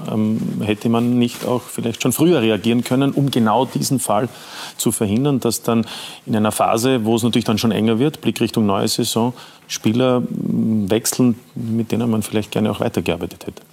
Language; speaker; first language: German; native; German